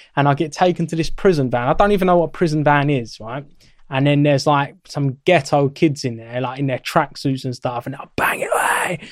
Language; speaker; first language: English; native; English